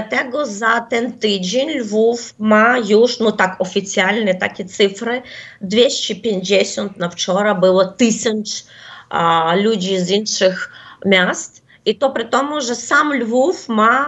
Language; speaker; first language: Polish; non-native, fluent; Ukrainian